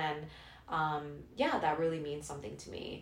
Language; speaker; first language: English; non-native, local second language; Korean